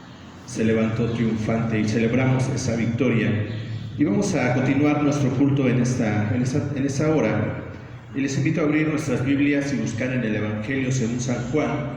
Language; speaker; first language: Spanish; native; Spanish